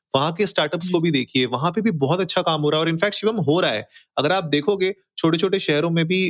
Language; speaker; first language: Hindi; native; Hindi